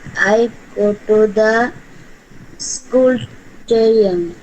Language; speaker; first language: English; non-native, learner; Bangla